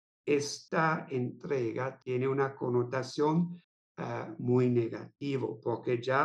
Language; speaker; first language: Spanish; non-native, fluent; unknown